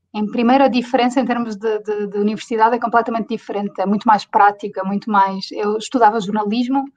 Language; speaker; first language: Portuguese; native; Portuguese